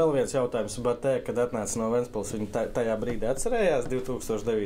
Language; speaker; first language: Latvian; native; Latvian